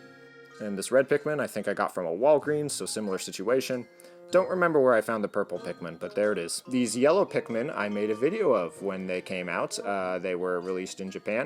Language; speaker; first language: English; native; English